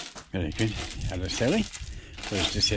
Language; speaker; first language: Spanish; non-native, learner; English